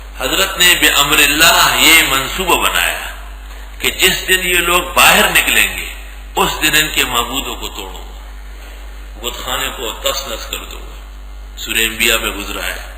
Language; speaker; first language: Urdu; non-native, local second language; Pashto